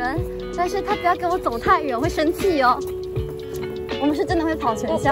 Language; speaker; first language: Chinese; native; Chinese